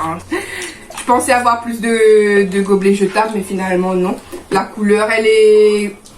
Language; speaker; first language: French; native; French